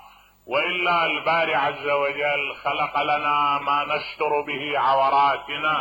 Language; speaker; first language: Arabic; native; Arabic